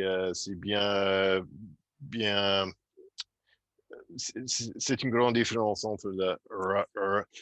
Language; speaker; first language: French; non-native, fluent; English